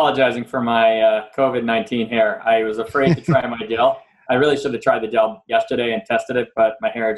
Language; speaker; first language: English; native; English